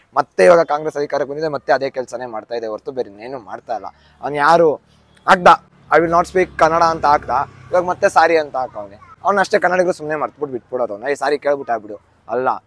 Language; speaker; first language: Kannada; native; Kannada